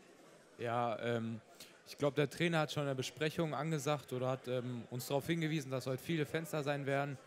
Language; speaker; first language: German; native; German